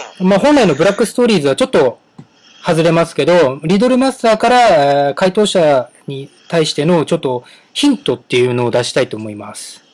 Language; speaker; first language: Japanese; native; Japanese